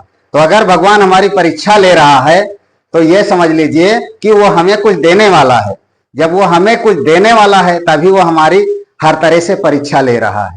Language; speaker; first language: Hindi; native; Hindi